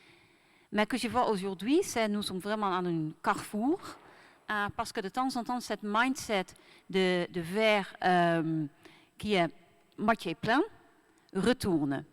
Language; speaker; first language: French; non-native, fluent; Dutch